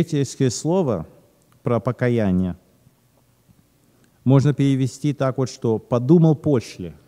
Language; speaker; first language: Russian; early bilingual, heritage; Russian